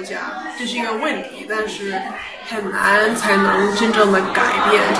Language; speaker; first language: Chinese; early bilingual, heritage; Chinese